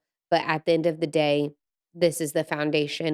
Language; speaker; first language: English; native; English